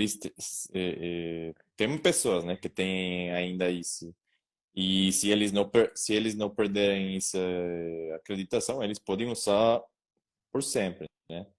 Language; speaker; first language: Portuguese; non-native, learner; Spanish